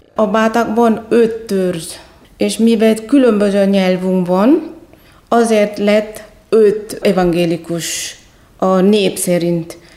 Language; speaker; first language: Hungarian; non-native, fluent; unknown